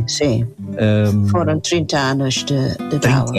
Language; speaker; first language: Portuguese; non-native, fluent; English